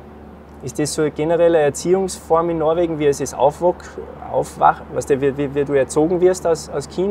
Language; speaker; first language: German; native; German